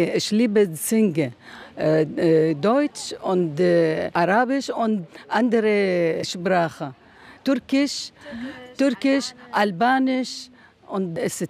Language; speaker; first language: German; non-native, learner; Arabic